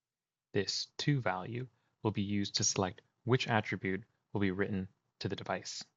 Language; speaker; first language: English; native; English